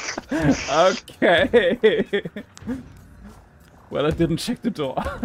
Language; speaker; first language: English; non-native, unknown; German